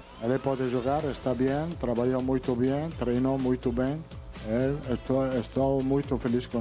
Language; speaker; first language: Portuguese; non-native, fluent; Italian